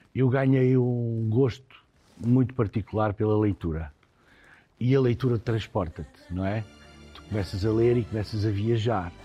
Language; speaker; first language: Portuguese; native; Portuguese